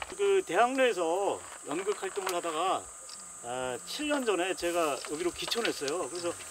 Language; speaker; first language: Korean; native; Korean